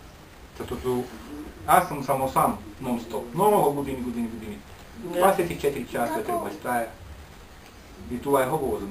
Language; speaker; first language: Bulgarian; non-native, learner; Finnish